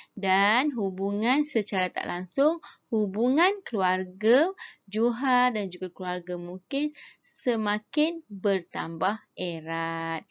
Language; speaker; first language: Malay; native; Malay